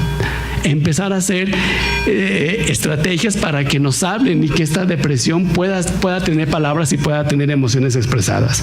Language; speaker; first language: Spanish; native; Spanish